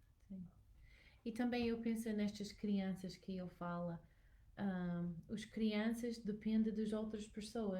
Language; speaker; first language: Portuguese; non-native, learner; English